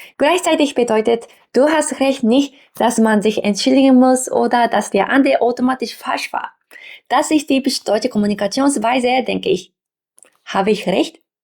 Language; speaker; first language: German; non-native, fluent; Japanese